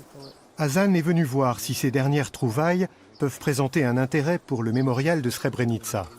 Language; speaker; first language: French; native; French